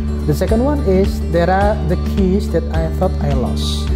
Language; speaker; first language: English; non-native, fluent; Indonesian